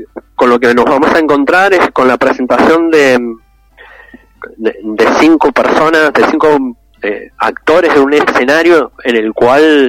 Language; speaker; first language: Spanish; native; Spanish